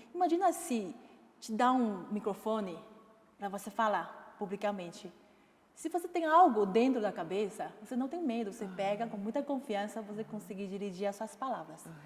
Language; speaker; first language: Portuguese; non-native, fluent; Chinese